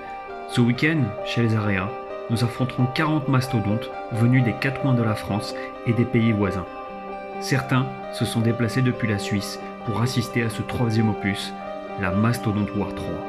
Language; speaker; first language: French; native; French